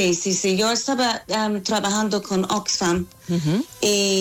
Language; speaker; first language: Spanish; non-native, learner; English